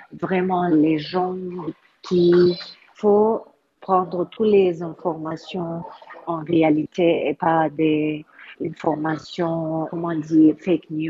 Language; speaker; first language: French; non-native, learner; Arabic